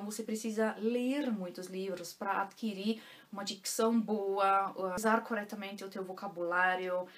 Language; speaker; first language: Portuguese; non-native, local second language; German